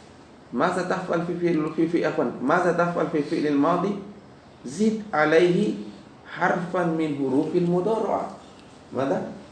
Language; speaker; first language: Arabic; non-native, fluent; Indonesian